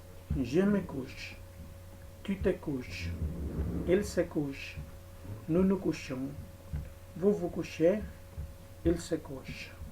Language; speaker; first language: French; non-native, fluent; Spanish